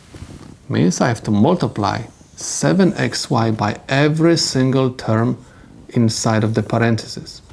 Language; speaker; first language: English; non-native, fluent; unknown